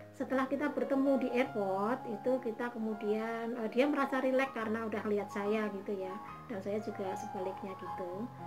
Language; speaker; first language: Indonesian; native; Indonesian